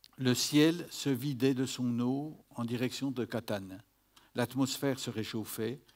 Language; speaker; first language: French; native; French